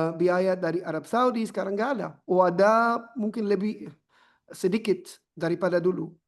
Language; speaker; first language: Indonesian; non-native, learner; French